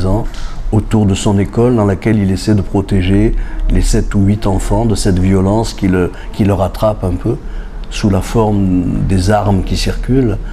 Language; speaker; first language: French; native; French